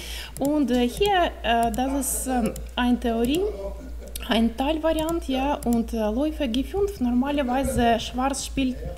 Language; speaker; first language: German; non-native, learner; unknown